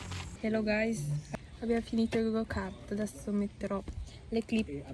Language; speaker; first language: Italian; early bilingual, other home language; Filipino